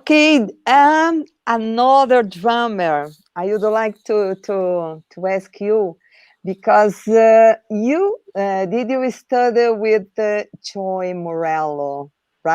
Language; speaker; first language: English; non-native, learner; Portuguese